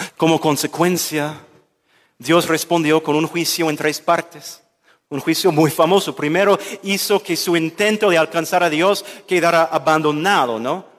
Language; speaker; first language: Spanish; non-native, fluent; English